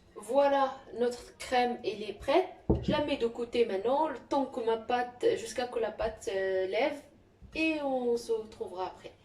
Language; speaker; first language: French; non-native, local second language; Arabic